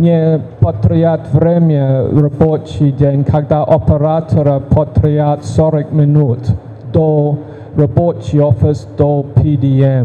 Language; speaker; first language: Russian; non-native, learner; English